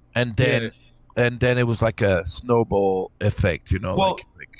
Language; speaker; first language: English; non-native, fluent; French